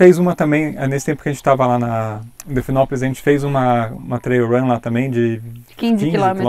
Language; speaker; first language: Portuguese; native; Portuguese